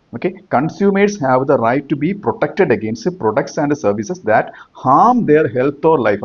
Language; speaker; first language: English; non-native, local second language; Malayalam